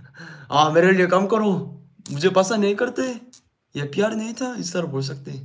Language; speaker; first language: Hindi; non-native, learner; Korean